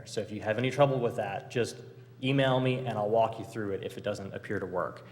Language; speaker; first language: English; native; English